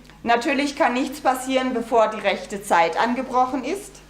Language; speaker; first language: German; native; German